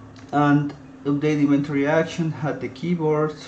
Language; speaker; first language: English; non-native, fluent; Spanish